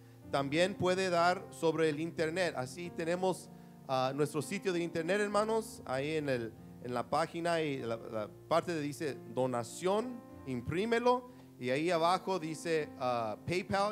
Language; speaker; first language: Spanish; early bilingual, heritage; Spanish